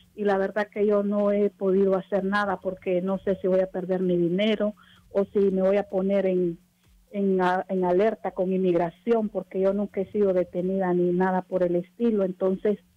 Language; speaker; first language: Spanish; native; Spanish